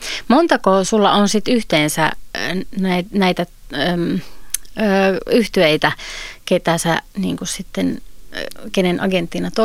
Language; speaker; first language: Finnish; native; Finnish